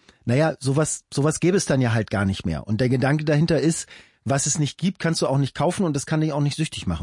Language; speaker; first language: German; native; German